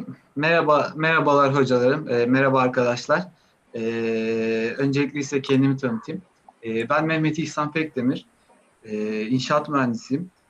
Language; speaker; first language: Turkish; native; Turkish